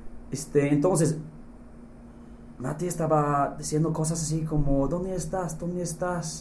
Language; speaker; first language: Spanish; non-native, fluent; English